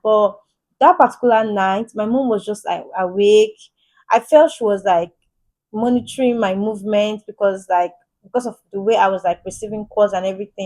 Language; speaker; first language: English; native; English